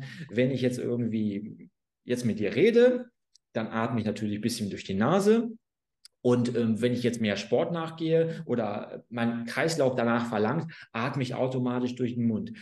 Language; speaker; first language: German; native; German